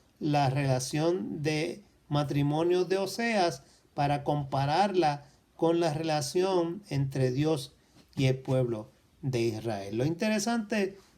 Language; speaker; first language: Spanish; native; Spanish